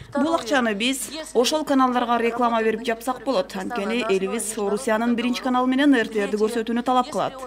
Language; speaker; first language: Kyrgyz; native; Kyrgyz